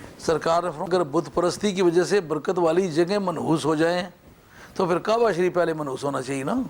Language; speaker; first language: Urdu; non-native, local second language; Punjabi